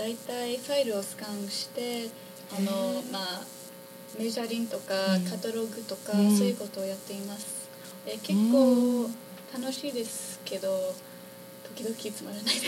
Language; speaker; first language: Japanese; early bilingual, heritage; English